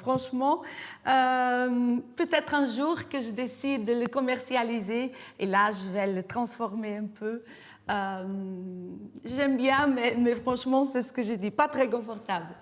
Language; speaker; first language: French; non-native, fluent; Portuguese